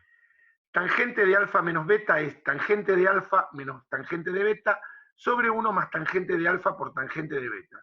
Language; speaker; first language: Spanish; native; Spanish